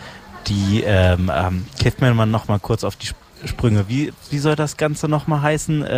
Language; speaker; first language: German; native; German